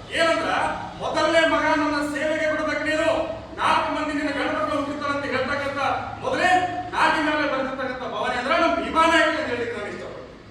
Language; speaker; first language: Kannada; non-native, local second language; Lambadi